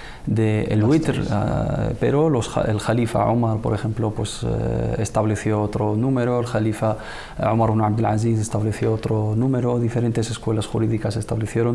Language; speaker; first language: Spanish; native; Spanish